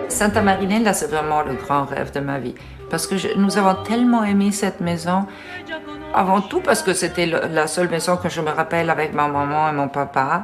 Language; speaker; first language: French; non-native, fluent; Italian